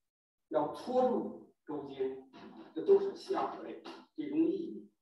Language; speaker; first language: Chinese; native; Chinese